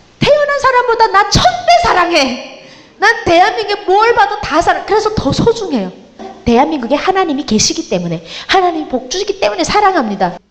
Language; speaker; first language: Korean; native; Korean